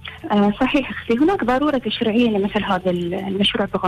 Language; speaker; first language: Arabic; native; Arabic